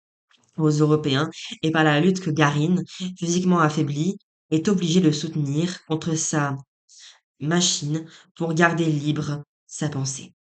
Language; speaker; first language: French; native; French